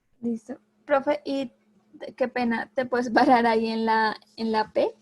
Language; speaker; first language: Spanish; native; Spanish